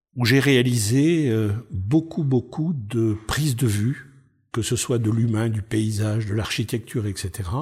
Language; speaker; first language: French; native; French